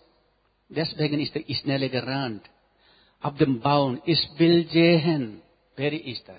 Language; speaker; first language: German; non-native, learner; Nepali